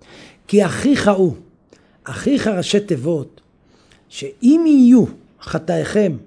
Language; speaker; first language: Hebrew; native; Hebrew